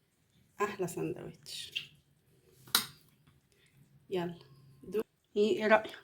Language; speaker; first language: Arabic; native; Arabic